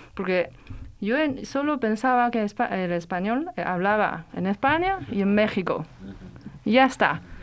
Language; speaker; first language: Spanish; non-native, fluent; Chinese